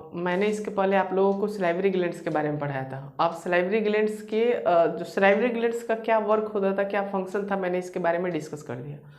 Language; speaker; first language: Hindi; native; Hindi